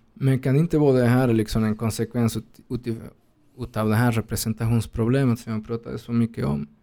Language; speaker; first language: Swedish; non-native, fluent; Spanish